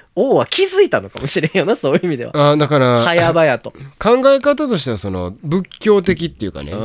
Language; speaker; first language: Japanese; native; Japanese